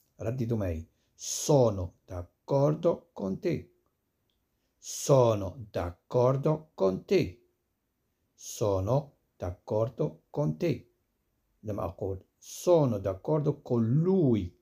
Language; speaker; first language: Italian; non-native, fluent; Arabic